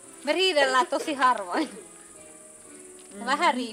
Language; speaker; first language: Finnish; early bilingual, other home language; Russian